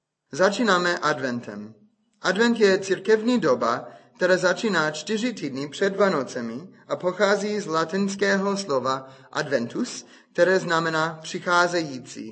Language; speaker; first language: Czech; non-native, fluent; English